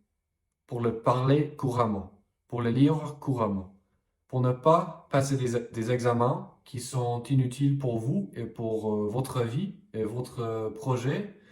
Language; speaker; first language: French; non-native, fluent; English